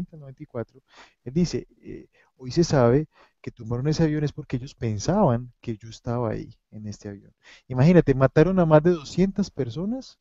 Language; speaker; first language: Spanish; native; Spanish